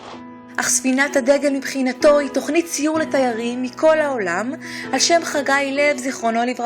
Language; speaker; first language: Hebrew; native; Hebrew